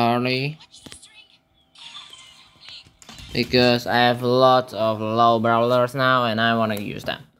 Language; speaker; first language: English; non-native, learner; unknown